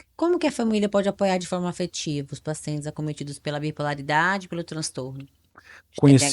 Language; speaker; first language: Portuguese; native; Portuguese